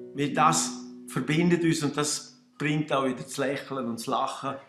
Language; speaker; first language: German; native; German